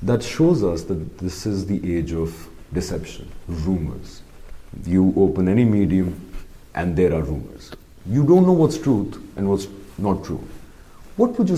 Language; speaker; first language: English; non-native, local second language; Urdu